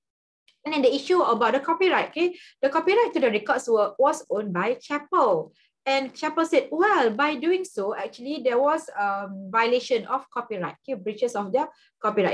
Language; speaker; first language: English; non-native, local second language; Malay